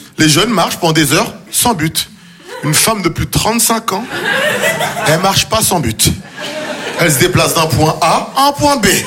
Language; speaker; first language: French; native; French